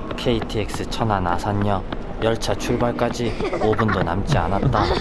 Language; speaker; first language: Korean; native; Korean